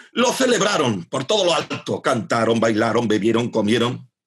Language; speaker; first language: Spanish; native; Spanish